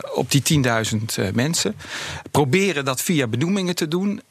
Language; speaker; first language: Dutch; native; Dutch